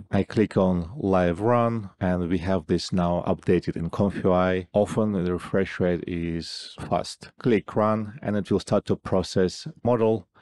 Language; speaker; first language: English; non-native, fluent; Russian